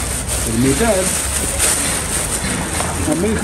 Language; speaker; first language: Spanish; non-native, learner; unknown